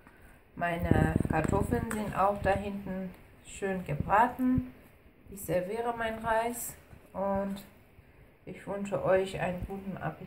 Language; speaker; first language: German; non-native, fluent; Persian